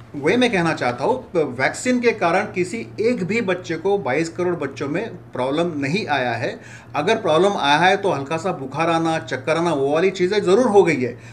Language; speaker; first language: Hindi; non-native, local second language; Marathi